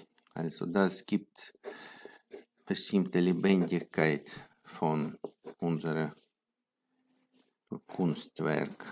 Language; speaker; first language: German; non-native, fluent; Russian